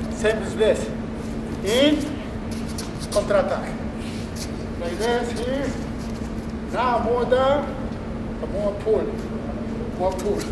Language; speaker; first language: English; non-native, learner; Spanish